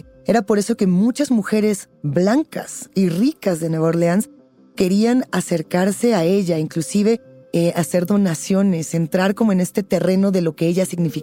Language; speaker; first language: Spanish; native; Spanish